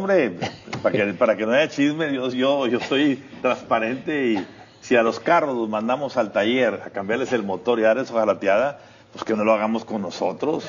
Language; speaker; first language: Spanish; native; Spanish